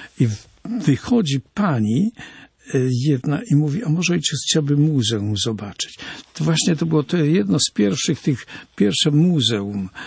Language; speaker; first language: Polish; native; Polish